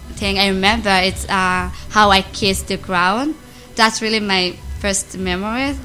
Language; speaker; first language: English; non-native, learner; Amharic